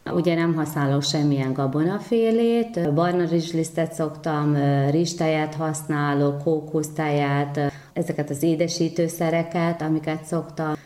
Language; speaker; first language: Hungarian; native; Hungarian